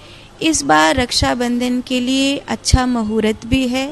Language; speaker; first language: Hindi; native; Hindi